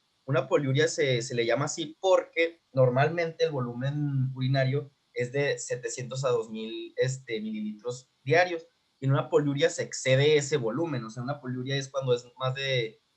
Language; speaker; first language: Spanish; native; Spanish